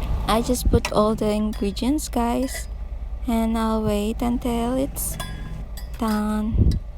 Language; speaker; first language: English; non-native, local second language; Filipino